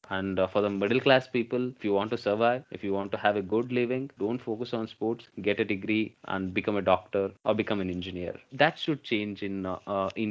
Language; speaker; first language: English; non-native, local second language; Kannada